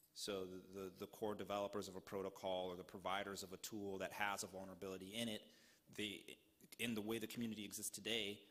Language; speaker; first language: English; native; English